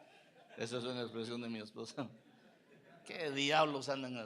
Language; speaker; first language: Spanish; native; Spanish